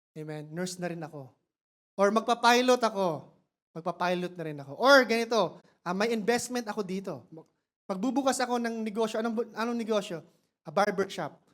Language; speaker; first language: Filipino; non-native, local second language; Cebuano